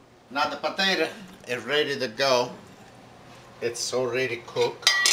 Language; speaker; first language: English; non-native, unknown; Italian